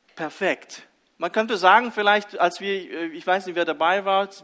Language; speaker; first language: German; early bilingual, other home language; Russian